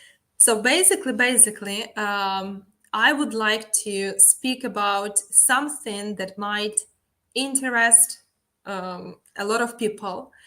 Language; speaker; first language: English; non-native, fluent; Ukrainian